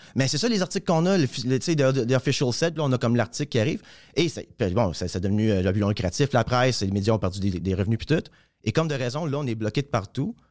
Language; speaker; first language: French; native; French